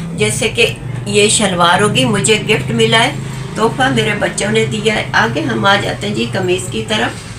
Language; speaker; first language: Urdu; non-native, local second language; Punjabi